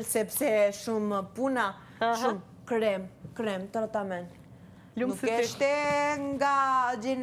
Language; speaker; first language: Albanian; early bilingual, heritage; Albanian